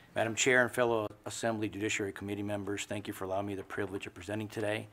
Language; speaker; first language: English; native; English